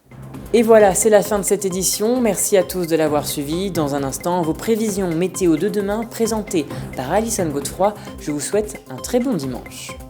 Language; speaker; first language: French; native; French